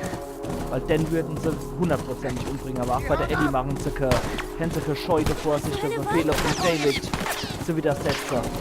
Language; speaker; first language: German; native; German